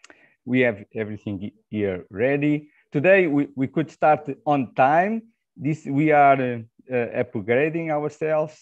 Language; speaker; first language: English; non-native, fluent; Portuguese